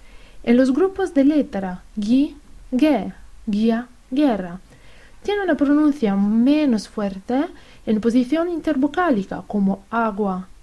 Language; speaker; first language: Spanish; non-native, fluent; Italian